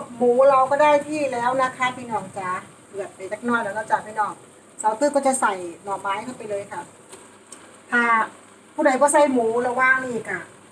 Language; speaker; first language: Thai; native; Thai